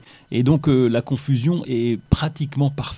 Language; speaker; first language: French; native; French